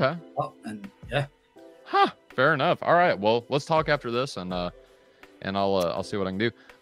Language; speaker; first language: English; native; English